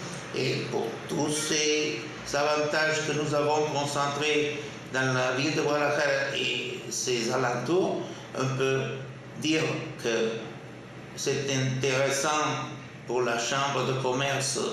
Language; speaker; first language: French; non-native, fluent; Spanish